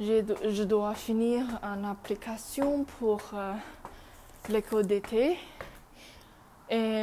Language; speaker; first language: French; non-native, learner; English